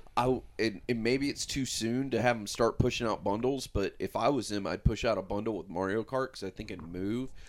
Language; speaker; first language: English; native; English